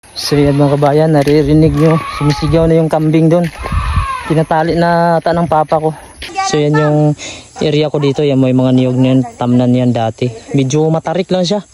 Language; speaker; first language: Filipino; non-native, local second language; Cebuano